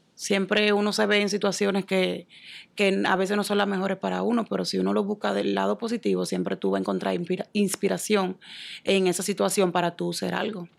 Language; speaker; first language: Spanish; native; Spanish